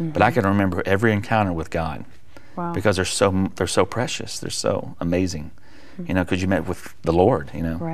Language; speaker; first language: English; native; English